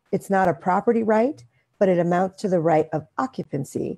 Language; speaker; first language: English; native; English